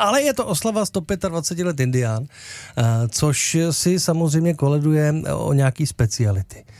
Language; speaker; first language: Czech; native; Czech